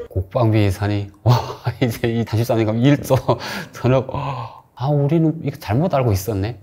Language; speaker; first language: Korean; native; Korean